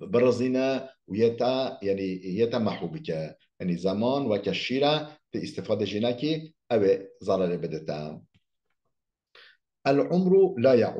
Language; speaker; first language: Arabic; non-native, fluent; Kurdish